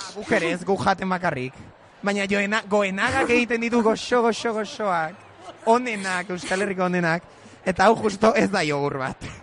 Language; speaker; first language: Basque; native; Basque